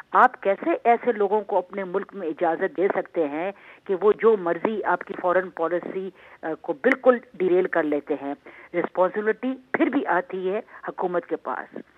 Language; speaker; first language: Urdu; non-native, fluent; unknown